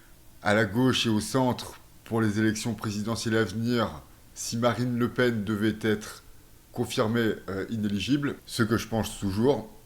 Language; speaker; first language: French; native; French